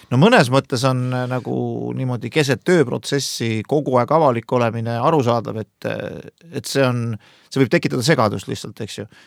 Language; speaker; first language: Estonian; native; Estonian